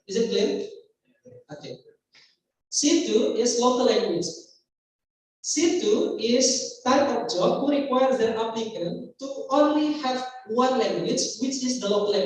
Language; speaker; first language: English; non-native, fluent; Indonesian